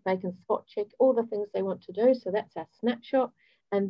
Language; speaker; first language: English; native; English